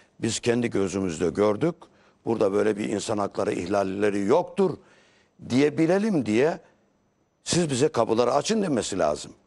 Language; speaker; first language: Turkish; native; Turkish